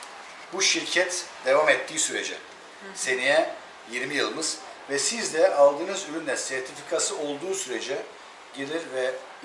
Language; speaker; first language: Turkish; native; Turkish